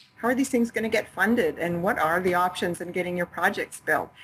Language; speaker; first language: English; native; English